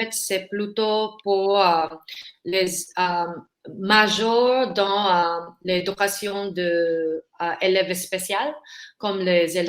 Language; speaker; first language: French; non-native, learner; Filipino